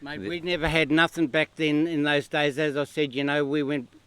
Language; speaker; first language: English; native; English